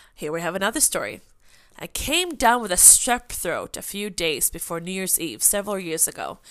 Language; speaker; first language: English; non-native, fluent; Swedish